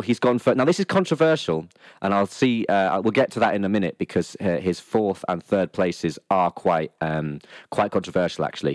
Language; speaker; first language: English; native; English